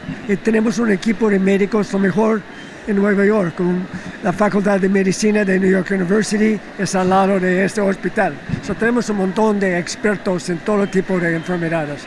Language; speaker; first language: Spanish; non-native, fluent; English